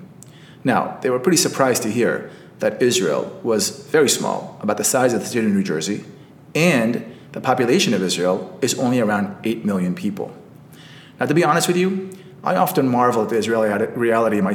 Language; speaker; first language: English; native; English